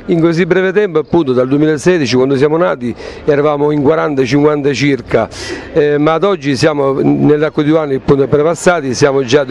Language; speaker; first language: Italian; native; Italian